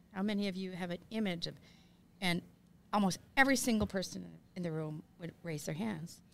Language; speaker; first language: English; native; English